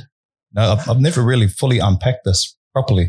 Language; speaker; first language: English; native; English